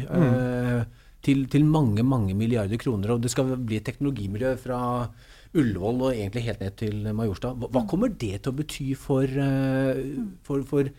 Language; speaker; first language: Norwegian; native; Norwegian